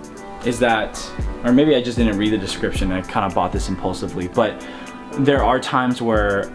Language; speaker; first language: English; native; English